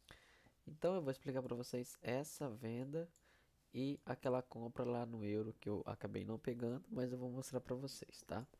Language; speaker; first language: Portuguese; native; Portuguese